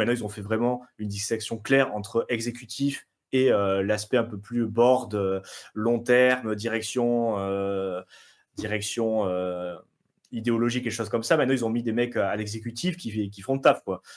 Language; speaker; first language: French; native; French